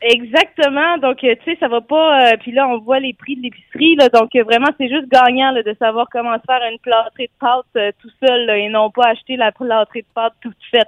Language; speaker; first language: French; native; French